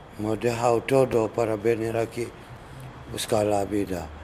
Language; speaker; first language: Spanish; non-native, learner; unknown